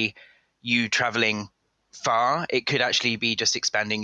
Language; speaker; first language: English; native; English